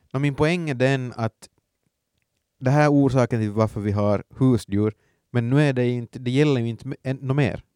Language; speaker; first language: Swedish; native; Swedish